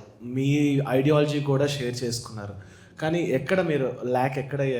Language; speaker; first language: Telugu; native; Telugu